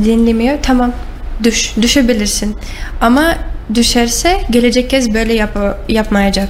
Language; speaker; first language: Turkish; non-native, learner; Russian